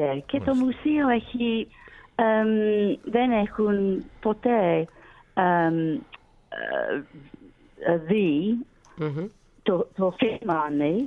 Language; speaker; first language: Greek; non-native, learner; English